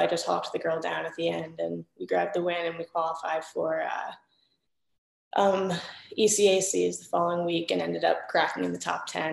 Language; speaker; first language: English; native; English